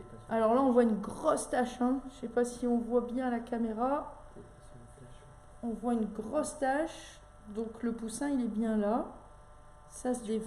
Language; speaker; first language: French; native; French